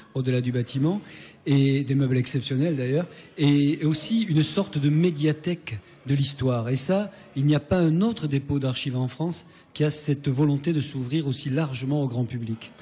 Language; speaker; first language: French; native; French